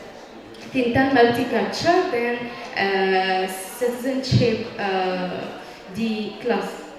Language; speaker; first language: Indonesian; non-native, fluent; Arabic